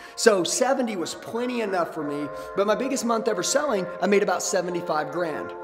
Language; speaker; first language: English; native; English